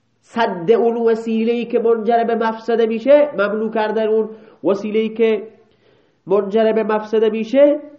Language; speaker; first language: Persian; non-native, local second language; Baluchi